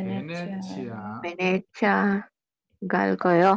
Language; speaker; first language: Korean; non-native, learner; Spanish